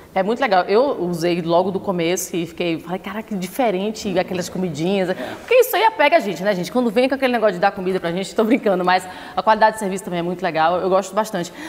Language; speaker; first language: Portuguese; native; Portuguese